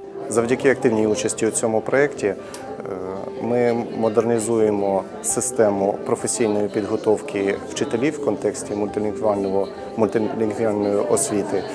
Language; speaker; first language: Ukrainian; native; Ukrainian